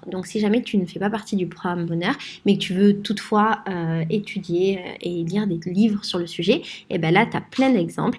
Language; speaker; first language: French; native; French